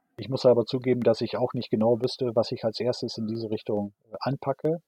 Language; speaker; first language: German; native; German